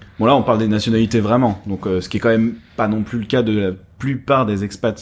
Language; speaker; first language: French; native; French